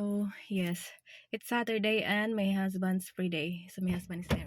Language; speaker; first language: English; non-native, local second language; Filipino